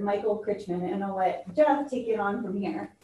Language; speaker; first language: English; native; English